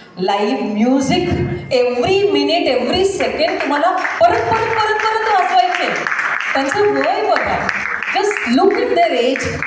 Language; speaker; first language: Marathi; non-native, local second language; Gujarati